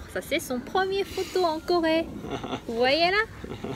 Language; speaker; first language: French; non-native, fluent; Korean